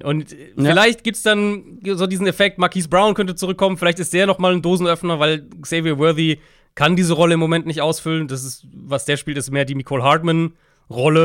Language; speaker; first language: German; native; German